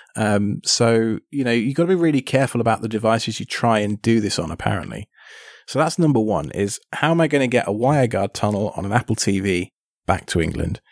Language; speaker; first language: English; native; English